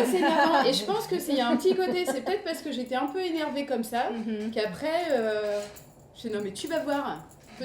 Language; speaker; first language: French; native; French